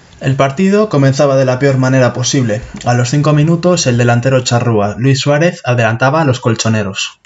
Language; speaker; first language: Spanish; native; Spanish